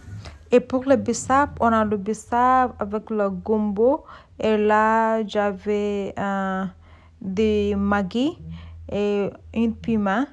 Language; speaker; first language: French; non-native, learner; Soninke